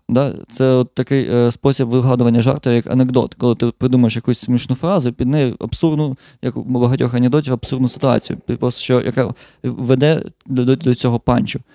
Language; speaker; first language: Ukrainian; non-native, local second language; Russian